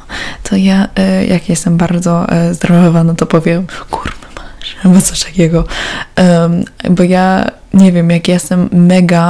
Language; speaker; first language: Polish; early bilingual, heritage; Polish